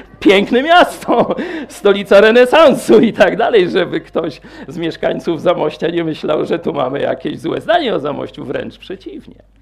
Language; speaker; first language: Polish; native; Polish